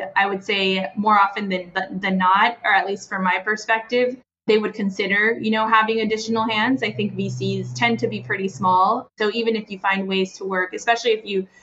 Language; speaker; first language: English; non-native, fluent; Spanish